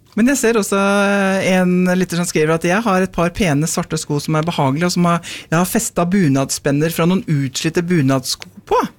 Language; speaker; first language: Norwegian; native; Norwegian